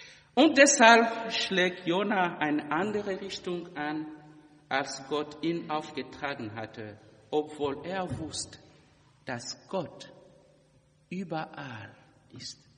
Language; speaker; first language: German; non-native, fluent; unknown